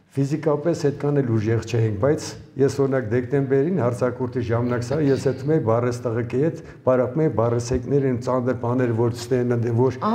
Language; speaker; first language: Armenian; early bilingual, other home language; Ukrainian